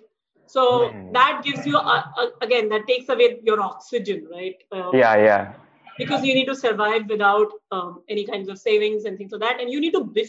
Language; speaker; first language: English; non-native, local second language; Hindi